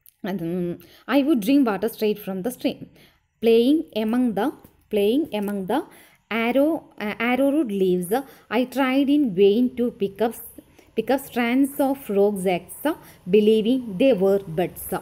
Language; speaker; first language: English; non-native, local second language; Malayalam